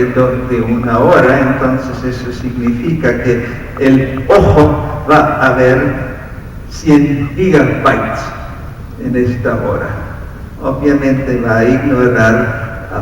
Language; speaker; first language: Spanish; non-native, fluent; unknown